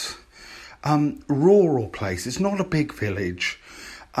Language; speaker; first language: English; native; English